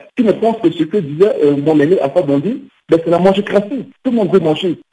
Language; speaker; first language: French; non-native, local second language; Sango